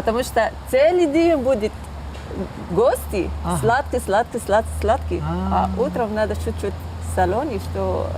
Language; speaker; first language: Russian; non-native, learner; Turkish